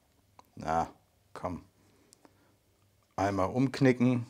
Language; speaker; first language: German; native; German